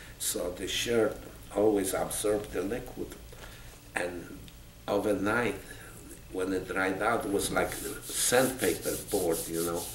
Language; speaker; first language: English; non-native, fluent; Polish